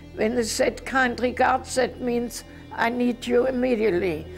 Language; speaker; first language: English; non-native, learner; German